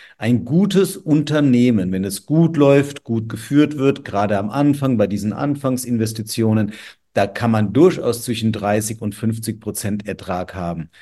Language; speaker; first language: German; native; German